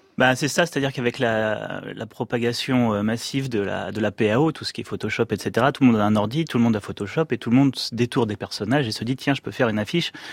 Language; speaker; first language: French; native; French